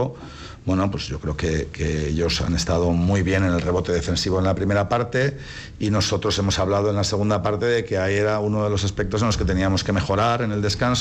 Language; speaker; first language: Spanish; native; Spanish